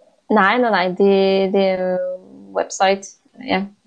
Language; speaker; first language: Danish; non-native, fluent; Polish